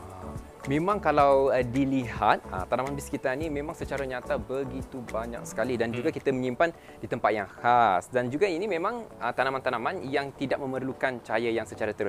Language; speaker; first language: Malay; native; Malay